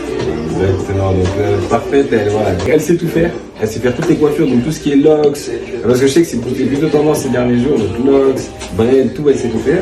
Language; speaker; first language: French; native; French